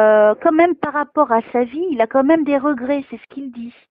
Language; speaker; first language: French; native; French